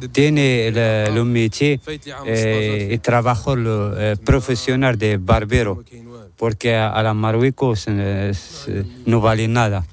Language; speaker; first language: Spanish; non-native, learner; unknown